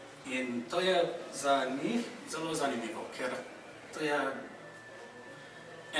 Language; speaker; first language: Slovenian; non-native, fluent; English